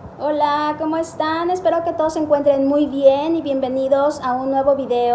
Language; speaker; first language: Spanish; native; Spanish